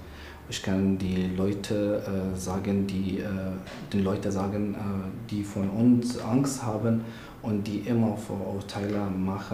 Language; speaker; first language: German; non-native, learner; Arabic